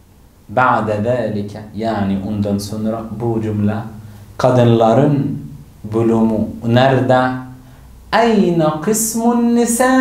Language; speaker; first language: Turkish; non-native, learner; Arabic